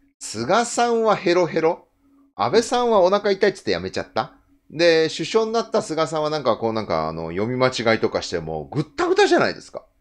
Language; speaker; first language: Japanese; native; Japanese